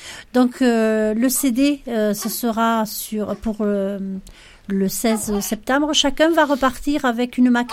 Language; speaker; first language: French; native; French